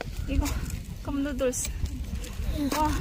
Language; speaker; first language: Korean; non-native, fluent; Filipino